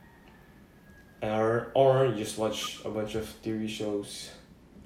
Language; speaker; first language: English; non-native, local second language; Filipino